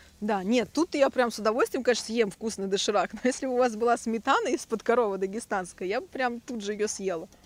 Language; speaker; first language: Russian; native; Russian